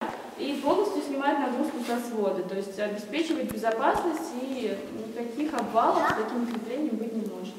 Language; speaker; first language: Russian; native; Russian